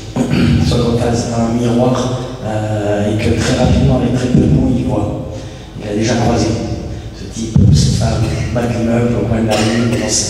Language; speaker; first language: French; native; French